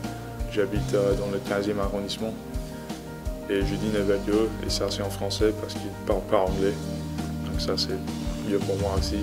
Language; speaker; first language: French; non-native, fluent; English